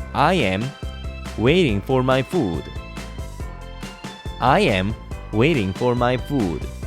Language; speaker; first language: English; non-native, fluent; Korean